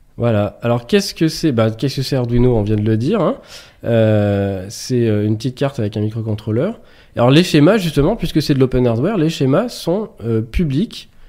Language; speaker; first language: French; native; French